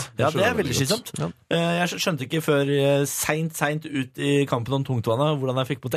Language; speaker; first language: Norwegian; native; Norwegian